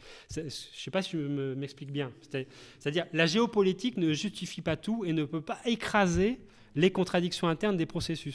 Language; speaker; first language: French; native; French